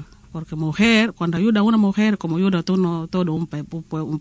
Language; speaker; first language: Spanish; non-native, learner; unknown